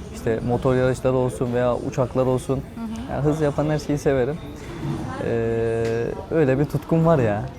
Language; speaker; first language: Turkish; native; Turkish